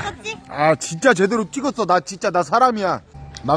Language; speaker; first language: Korean; native; Korean